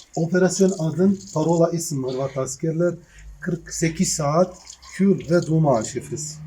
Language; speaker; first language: Turkish; non-native, learner; Bosnian